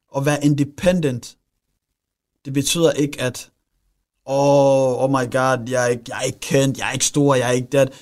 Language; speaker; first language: Danish; early bilingual, other home language; Rundi